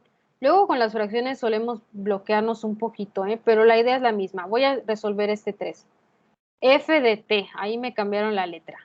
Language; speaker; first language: Spanish; native; Spanish